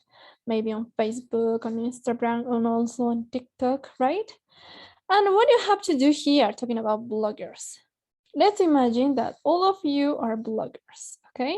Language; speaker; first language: English; non-native, fluent; Spanish